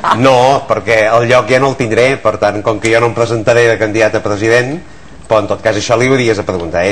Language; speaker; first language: Catalan; native; Catalan